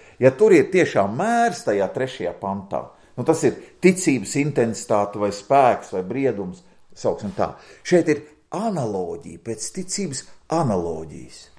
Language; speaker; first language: Latvian; native; Latvian